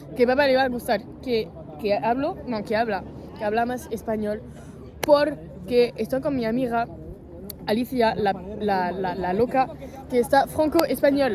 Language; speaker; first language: Spanish; non-native, learner; French